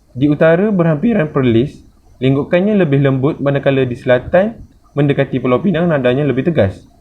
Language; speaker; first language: Malay; native; Malay